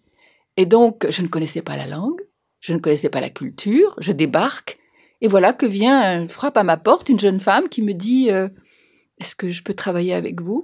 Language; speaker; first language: French; native; French